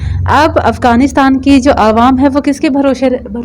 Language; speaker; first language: Hindi; native; Hindi